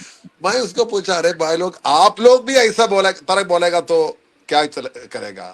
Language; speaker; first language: Hindi; non-native, local second language; Malayalam